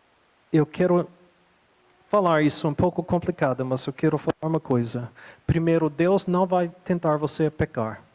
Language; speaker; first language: Portuguese; non-native, fluent; English